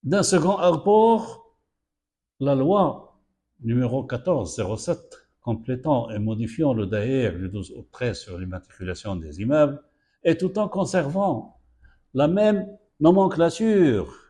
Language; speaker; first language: French; non-native, local second language; Arabic